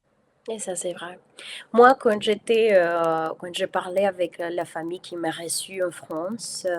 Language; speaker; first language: French; non-native, fluent; Spanish